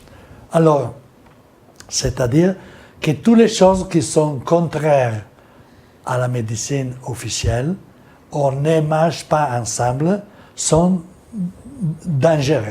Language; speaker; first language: French; non-native, learner; Italian